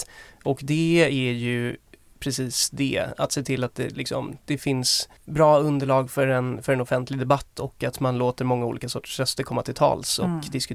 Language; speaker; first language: Swedish; native; Swedish